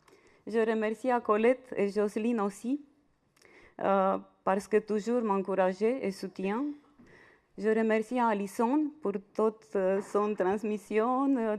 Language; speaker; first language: French; non-native, fluent; Romanian